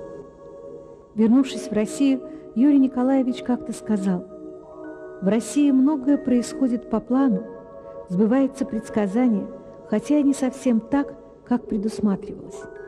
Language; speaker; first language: Russian; native; Russian